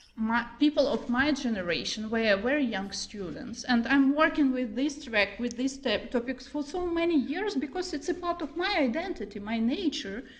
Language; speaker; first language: English; non-native, fluent; Ukrainian